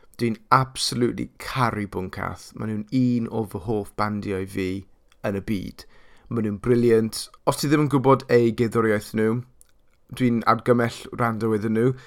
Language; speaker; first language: Welsh; non-native, local second language; English